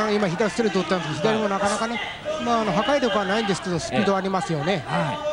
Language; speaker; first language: Japanese; native; Japanese